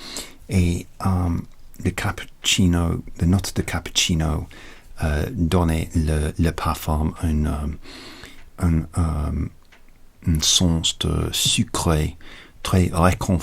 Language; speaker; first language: French; non-native, learner; English